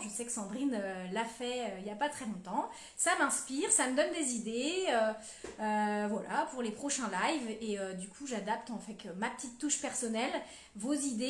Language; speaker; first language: French; native; French